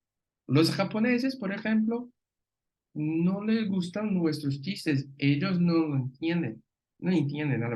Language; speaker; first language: Spanish; non-native, fluent; Portuguese